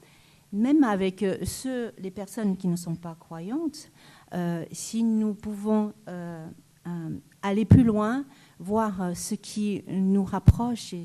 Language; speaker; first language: French; non-native, fluent; Chinese